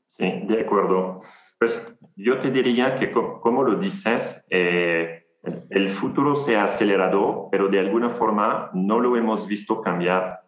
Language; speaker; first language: Spanish; non-native, fluent; French